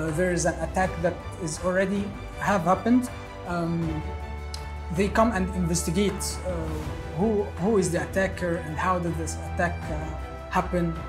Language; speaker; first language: English; early bilingual, other home language; Arabic